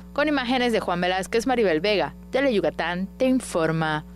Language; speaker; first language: Spanish; native; Spanish